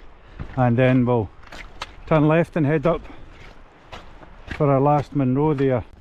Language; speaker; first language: English; native; English